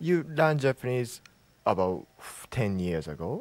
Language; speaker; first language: English; non-native, learner; Japanese